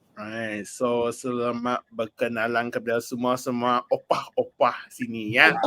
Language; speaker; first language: Malay; non-native, local second language; Chinese